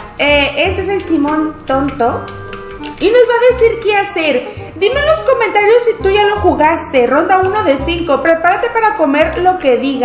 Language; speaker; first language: Spanish; native; Spanish